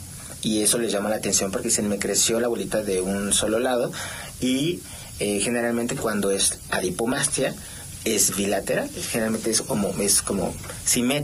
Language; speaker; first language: Spanish; native; Spanish